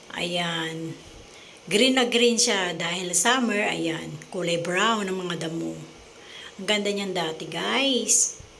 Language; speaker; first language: Filipino; native; Filipino